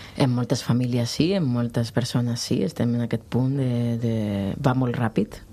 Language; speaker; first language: Catalan; non-native, local second language; Spanish